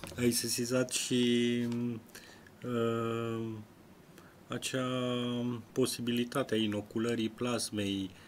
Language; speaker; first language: Romanian; native; Romanian